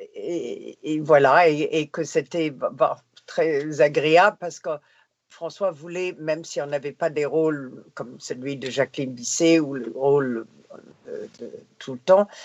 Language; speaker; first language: French; non-native, fluent; English